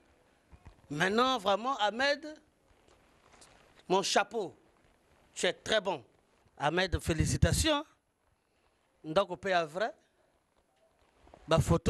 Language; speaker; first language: French; non-native, local second language; Lingala